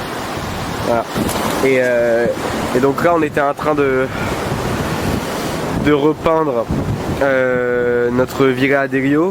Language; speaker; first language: French; native; French